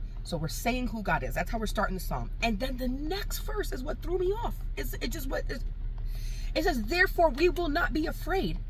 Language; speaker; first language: English; native; English